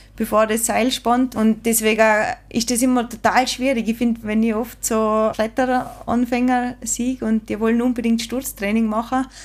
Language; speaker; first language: German; native; German